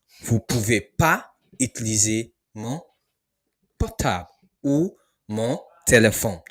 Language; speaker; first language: French; non-native, learner; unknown